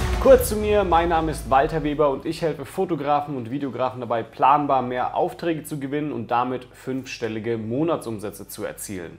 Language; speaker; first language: German; native; German